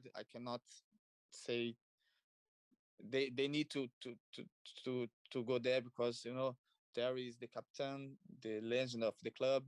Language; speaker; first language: English; non-native, learner; Portuguese